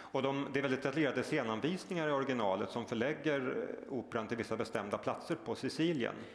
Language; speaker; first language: Swedish; native; Swedish